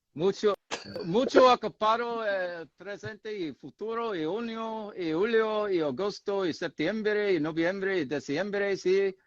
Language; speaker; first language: Spanish; non-native, learner; English